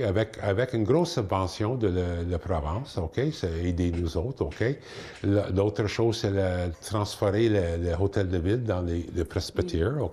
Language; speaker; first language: French; non-native, local second language; English